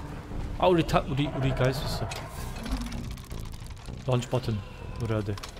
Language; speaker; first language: Korean; non-native, learner; German